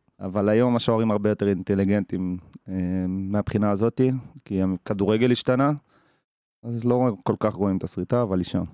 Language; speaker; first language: Hebrew; early bilingual, other home language; English